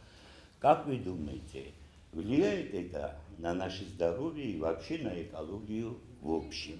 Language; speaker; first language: Russian; non-native, local second language; Ossetic